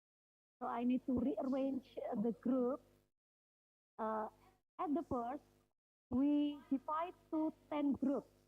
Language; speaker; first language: English; non-native, fluent; Indonesian